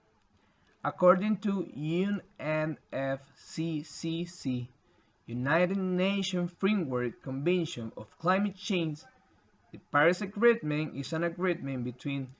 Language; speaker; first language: English; non-native, learner; Spanish